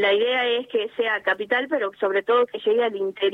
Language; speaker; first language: Spanish; native; Spanish